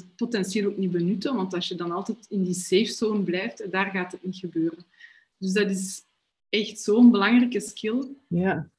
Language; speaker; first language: Dutch; native; Dutch